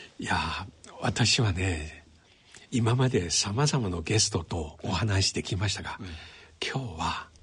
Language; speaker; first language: Japanese; non-native, fluent; Chinese